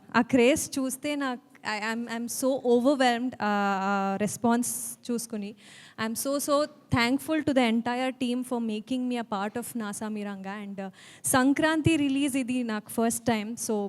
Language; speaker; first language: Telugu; non-native, learner; Kannada